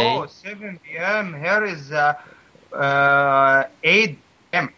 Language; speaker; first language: English; non-native, learner; Arabic